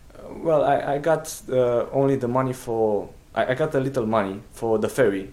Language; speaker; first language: English; non-native, fluent; Romanian